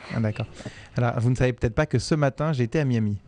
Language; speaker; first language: French; native; French